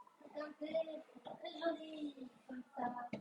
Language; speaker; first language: French; non-native, learner; Chinese